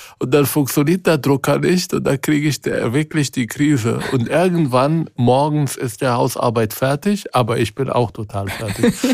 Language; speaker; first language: German; non-native, fluent; Arabic